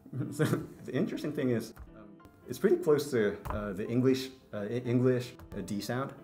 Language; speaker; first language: English; non-native, fluent; Japanese